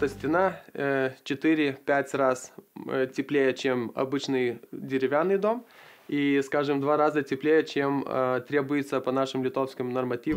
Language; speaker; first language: Russian; non-native, local second language; Lithuanian